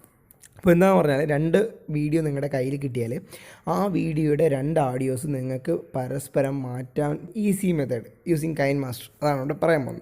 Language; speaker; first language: Malayalam; native; Malayalam